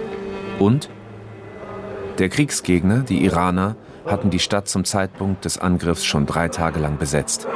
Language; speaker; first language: German; native; German